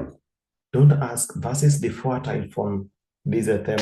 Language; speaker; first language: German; non-native, fluent; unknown